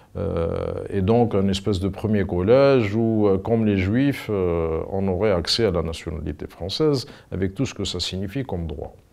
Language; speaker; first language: French; non-native, local second language; Arabic